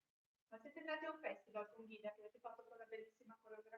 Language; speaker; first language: Italian; native; Italian